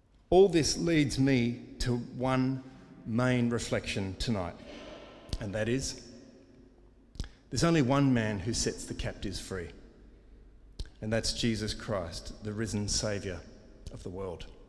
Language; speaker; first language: English; native; English